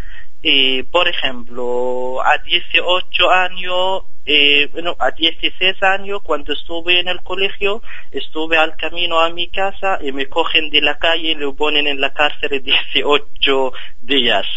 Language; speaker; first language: Spanish; non-native, fluent; Arabic